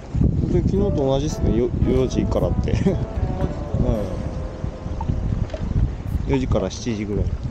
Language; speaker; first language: Japanese; native; Japanese